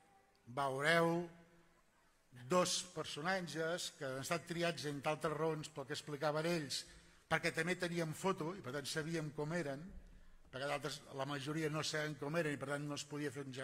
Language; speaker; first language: Catalan; native; Catalan